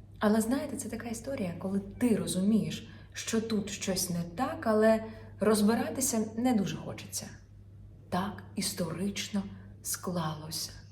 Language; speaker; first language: Ukrainian; non-native, local second language; Russian